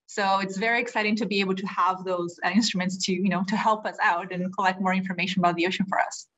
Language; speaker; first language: English; non-native, fluent; Portuguese